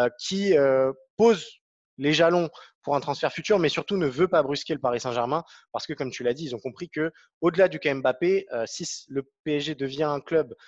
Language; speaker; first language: French; native; French